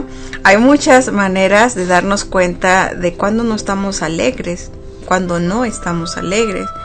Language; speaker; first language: Spanish; native; Spanish